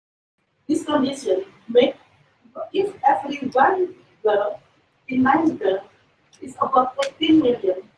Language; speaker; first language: English; non-native, learner; Indonesian